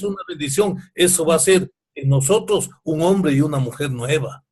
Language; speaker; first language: Spanish; native; Spanish